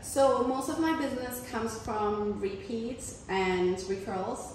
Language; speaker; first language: English; non-native, fluent; German